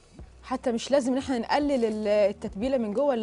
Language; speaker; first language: Arabic; native; Arabic